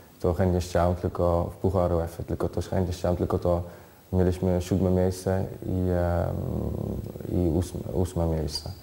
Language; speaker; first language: Polish; early bilingual, heritage; Polish